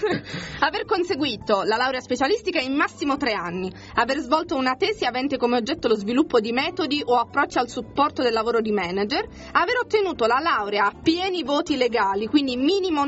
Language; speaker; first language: Italian; native; Italian